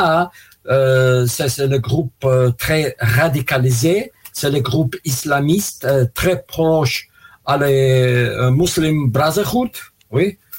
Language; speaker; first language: French; non-native, fluent; Russian